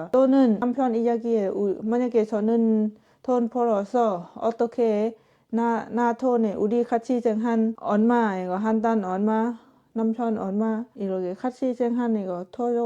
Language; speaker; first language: Korean; non-native, learner; Lao